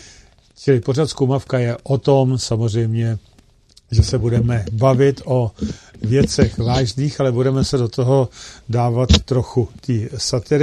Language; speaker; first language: Czech; native; Czech